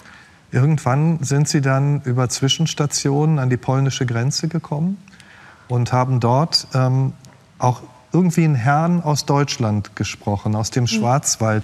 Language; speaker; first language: German; native; German